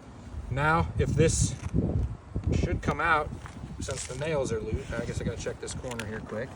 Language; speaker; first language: English; native; English